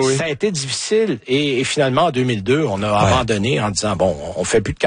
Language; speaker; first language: French; native; French